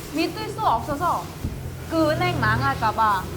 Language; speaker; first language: Korean; non-native, learner; Vietnamese